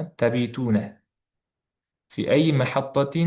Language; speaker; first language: Arabic; non-native, fluent; Uzbek